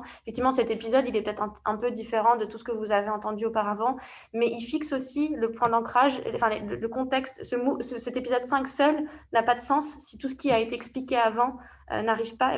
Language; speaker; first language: French; native; French